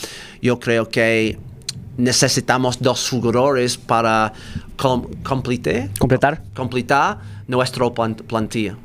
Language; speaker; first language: Spanish; non-native, learner; English